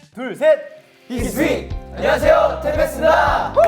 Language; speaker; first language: Korean; native; Korean